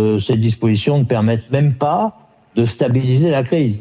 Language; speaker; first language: French; native; French